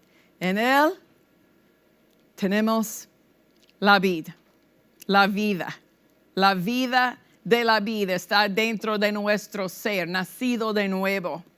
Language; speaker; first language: Spanish; non-native, fluent; English